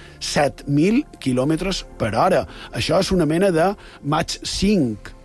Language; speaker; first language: Catalan; native; Catalan